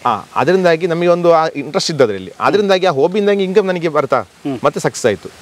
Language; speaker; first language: Kannada; non-native, local second language; Malayalam